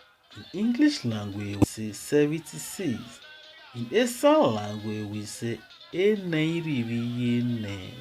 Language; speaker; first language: English; non-native, local second language; Esan